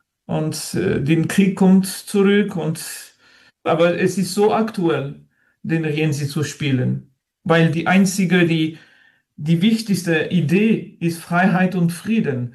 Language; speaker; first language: German; non-native, learner; French